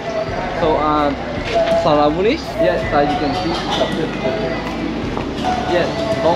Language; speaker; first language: English; non-native, learner; Burmese